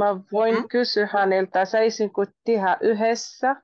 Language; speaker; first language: Finnish; non-native, learner; Spanish